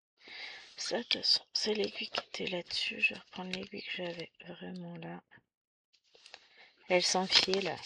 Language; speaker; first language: French; native; French